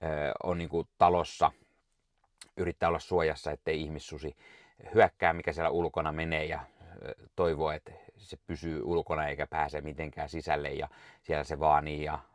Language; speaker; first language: Finnish; native; Finnish